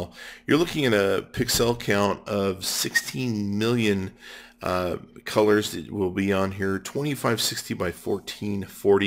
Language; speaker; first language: English; native; English